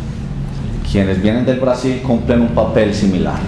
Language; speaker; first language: Spanish; native; Spanish